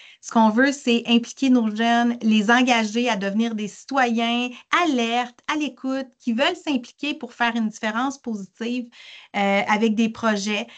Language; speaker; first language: French; native; French